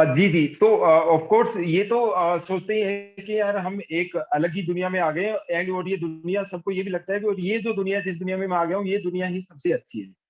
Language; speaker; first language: Hindi; native; Hindi